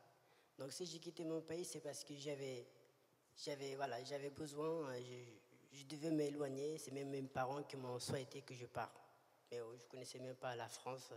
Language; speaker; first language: French; early bilingual, other home language; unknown